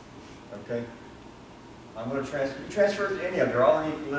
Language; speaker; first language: English; native; English